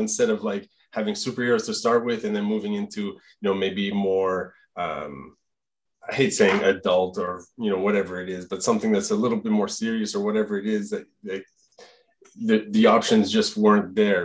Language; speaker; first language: English; non-native, fluent; French